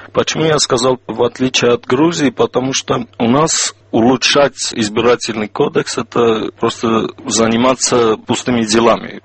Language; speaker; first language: Russian; non-native, local second language; Armenian